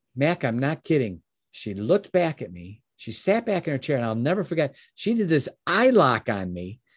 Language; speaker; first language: English; native; English